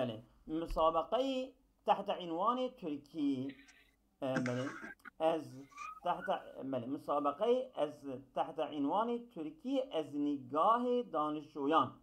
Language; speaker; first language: Persian; non-native, fluent; Kurdish